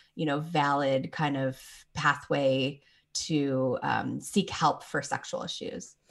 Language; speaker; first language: English; native; English